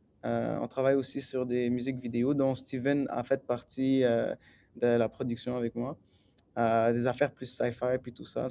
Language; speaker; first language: French; native; French